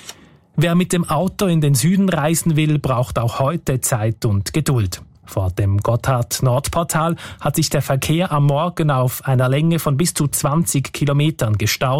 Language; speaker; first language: German; native; German